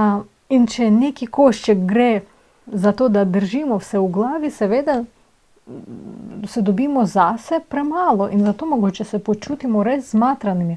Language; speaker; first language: Slovenian; non-native, fluent; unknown